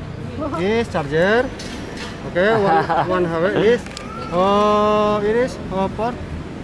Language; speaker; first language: English; non-native, learner; Indonesian